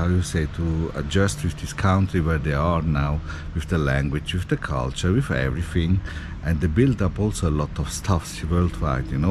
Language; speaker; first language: English; non-native, fluent; Italian